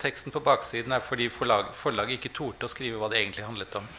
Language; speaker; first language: Norwegian; non-native, fluent; German